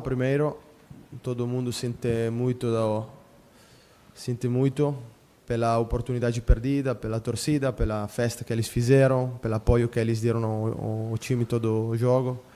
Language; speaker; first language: Portuguese; non-native, fluent; Italian